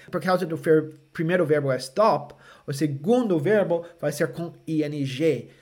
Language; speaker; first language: Portuguese; non-native, fluent; English